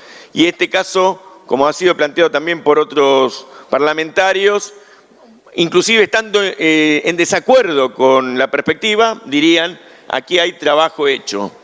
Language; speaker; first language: Spanish; native; Spanish